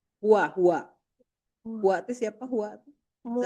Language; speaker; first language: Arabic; non-native, fluent; Indonesian